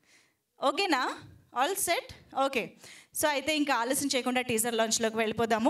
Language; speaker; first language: Telugu; native; Telugu